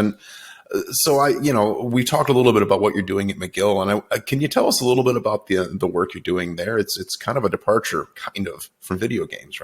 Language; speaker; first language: English; native; English